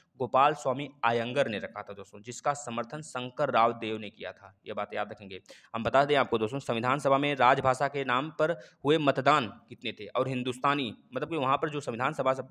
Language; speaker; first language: Hindi; native; Hindi